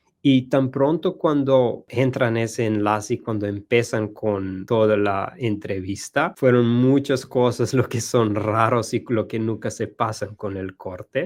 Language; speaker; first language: Spanish; non-native, learner; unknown